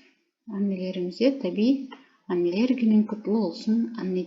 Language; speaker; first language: Turkish; non-native, fluent; Kazakh